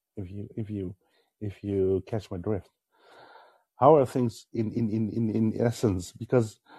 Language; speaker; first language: English; non-native, fluent; Dutch